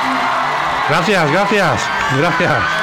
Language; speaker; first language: Spanish; native; Spanish